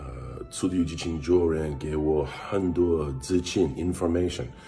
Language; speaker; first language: Chinese; non-native, learner; English